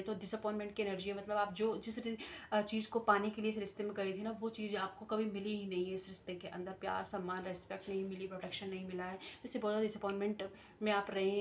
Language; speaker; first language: Hindi; native; Hindi